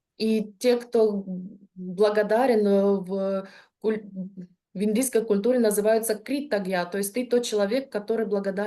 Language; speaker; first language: Russian; native; Russian